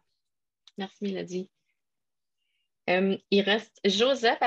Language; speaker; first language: French; native; French